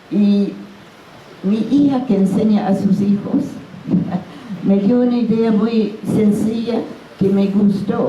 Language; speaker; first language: Spanish; non-native, fluent; English